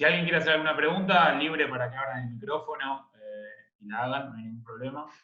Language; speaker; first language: Spanish; native; Spanish